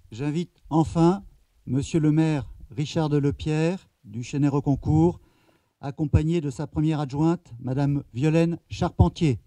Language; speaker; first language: French; native; French